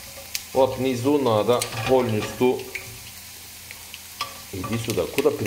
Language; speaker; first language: Russian; non-native, learner; Turkish